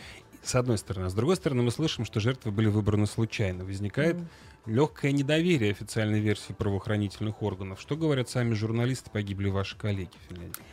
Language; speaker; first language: Russian; native; Russian